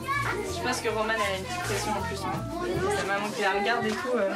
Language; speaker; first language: French; native; French